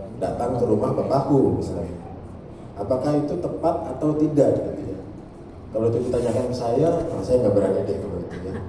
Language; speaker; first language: Indonesian; native; Indonesian